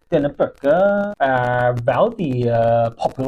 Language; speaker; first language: Norwegian; non-native, learner; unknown